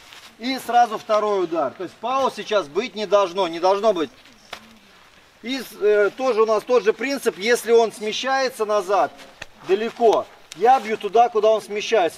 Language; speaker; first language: Russian; native; Russian